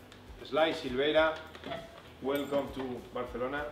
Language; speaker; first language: English; non-native, learner; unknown